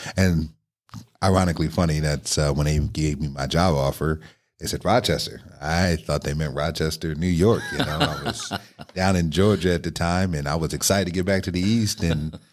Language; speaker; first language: English; native; English